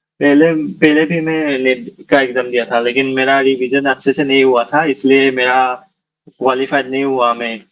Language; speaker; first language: Hindi; non-native, local second language; Assamese